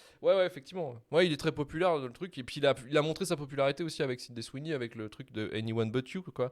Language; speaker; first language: French; native; French